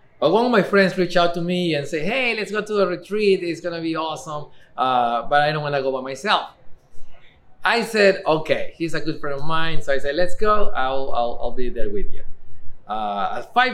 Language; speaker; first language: English; non-native, fluent; Spanish